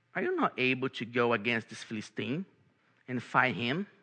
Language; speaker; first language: English; non-native, fluent; Portuguese